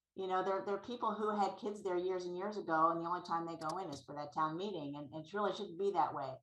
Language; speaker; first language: English; native; English